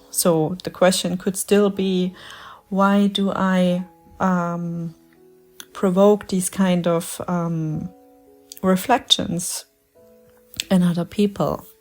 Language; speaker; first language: English; non-native, fluent; German